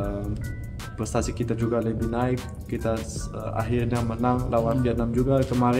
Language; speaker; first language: Indonesian; early bilingual, heritage; Dutch